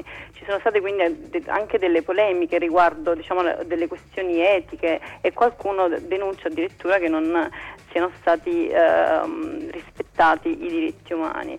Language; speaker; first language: Italian; native; Italian